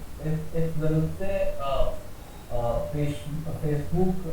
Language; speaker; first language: German; non-native, learner; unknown